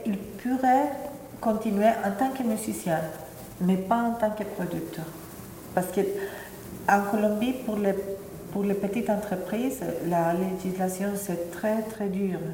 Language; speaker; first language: French; non-native, fluent; Spanish